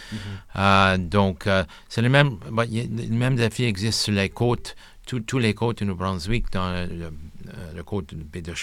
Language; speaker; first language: French; non-native, local second language; English